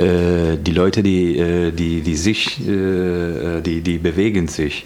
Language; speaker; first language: German; non-native, fluent; Italian